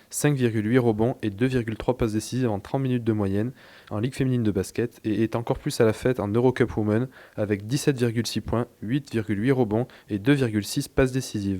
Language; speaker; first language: French; native; French